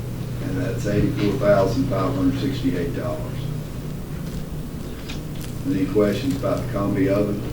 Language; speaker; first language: English; native; English